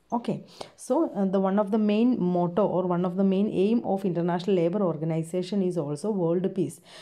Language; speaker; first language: English; non-native, local second language; Malayalam